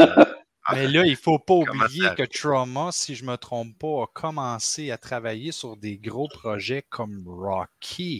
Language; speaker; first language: French; native; French